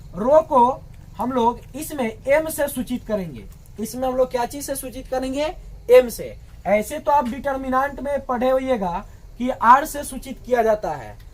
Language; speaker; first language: Hindi; native; Hindi